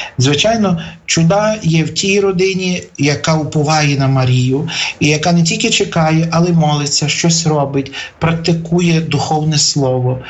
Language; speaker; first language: Ukrainian; native; Ukrainian